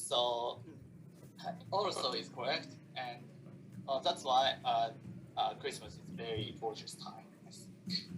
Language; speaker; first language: English; non-native, learner; Japanese